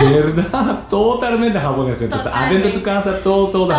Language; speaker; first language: Spanish; non-native, learner; Japanese